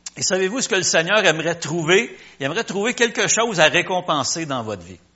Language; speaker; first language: French; native; French